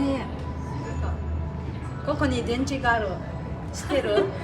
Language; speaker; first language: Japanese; non-native, learner; Mizo